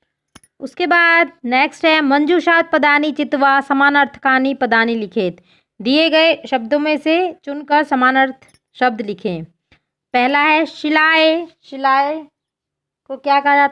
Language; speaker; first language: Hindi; native; Hindi